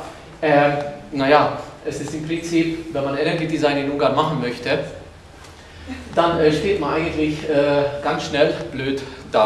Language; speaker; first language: German; non-native, fluent; Hungarian